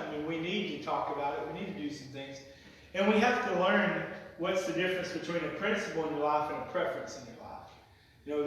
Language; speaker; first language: English; native; English